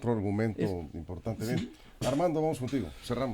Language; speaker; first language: Spanish; native; Spanish